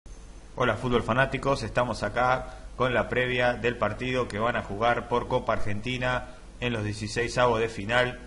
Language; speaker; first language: Spanish; native; Spanish